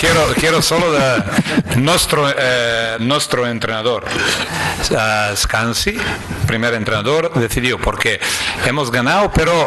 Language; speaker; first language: Spanish; non-native, fluent; Croatian